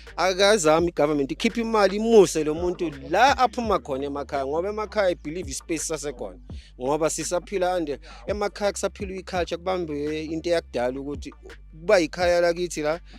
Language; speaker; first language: Zulu; native; Zulu